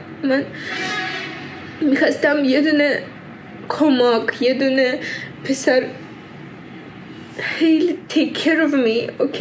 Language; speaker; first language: Persian; early bilingual, heritage; Persian